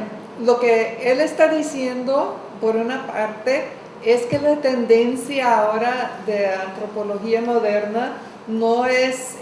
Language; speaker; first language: Spanish; non-native, fluent; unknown